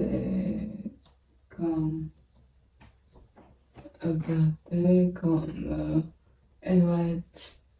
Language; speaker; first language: French; non-native, learner; Chinese